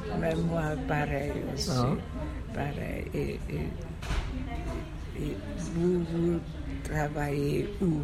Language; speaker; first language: French; non-native, fluent; Hungarian